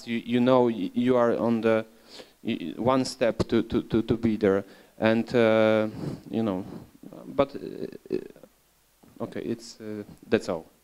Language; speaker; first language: English; non-native, learner; Polish